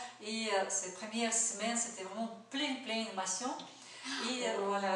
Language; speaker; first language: French; non-native, fluent; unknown